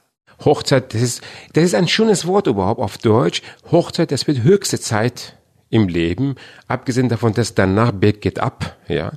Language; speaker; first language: German; non-native, fluent; Persian